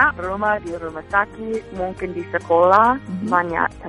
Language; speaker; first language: Indonesian; non-native, fluent; English